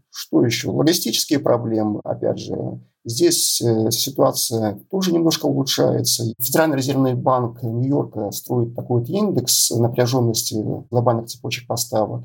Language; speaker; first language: Russian; native; Russian